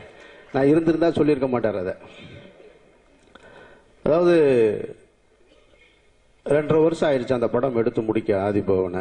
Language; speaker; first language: Tamil; native; Tamil